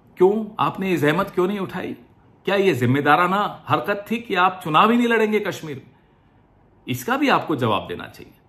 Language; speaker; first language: Hindi; native; Hindi